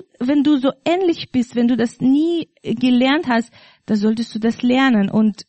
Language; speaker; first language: German; non-native, fluent; Russian